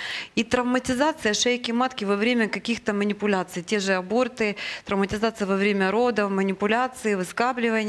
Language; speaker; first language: Russian; native; Russian